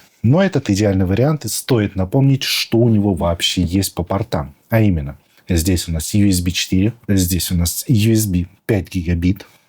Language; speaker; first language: Russian; native; Russian